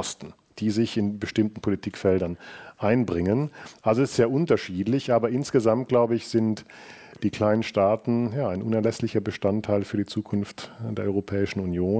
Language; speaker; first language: German; native; German